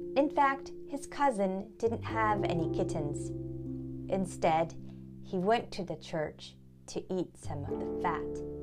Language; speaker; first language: English; early bilingual, other home language; German